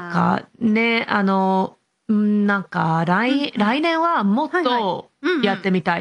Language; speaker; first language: Japanese; non-native, fluent; English